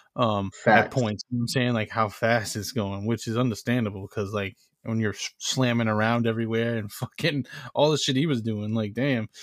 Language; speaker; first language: English; native; English